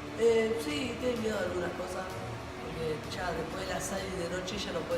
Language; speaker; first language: Spanish; early bilingual, other home language; Arabic